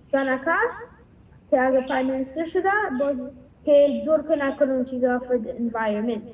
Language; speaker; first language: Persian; early bilingual, heritage; Persian